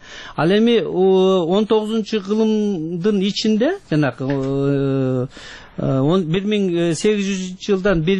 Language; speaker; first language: Kyrgyz; native; Kyrgyz